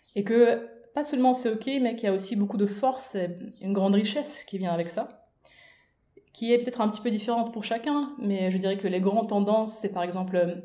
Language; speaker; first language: French; non-native, fluent; Russian